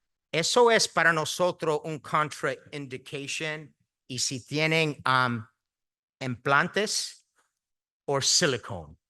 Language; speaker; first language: Spanish; early bilingual, heritage; Spanish